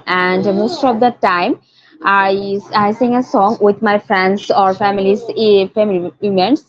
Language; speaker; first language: English; non-native, learner; Bangla